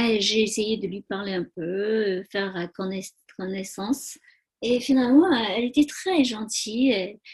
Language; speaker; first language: French; non-native, learner; Tibetan